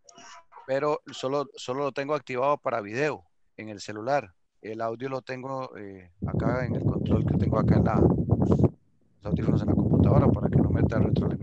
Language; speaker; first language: Spanish; native; Spanish